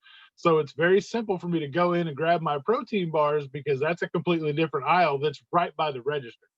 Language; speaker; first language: English; native; English